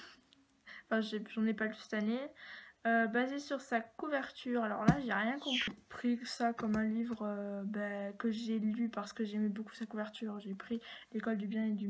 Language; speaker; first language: French; native; French